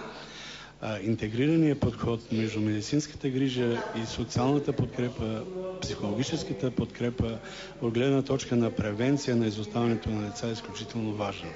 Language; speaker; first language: Bulgarian; native; Bulgarian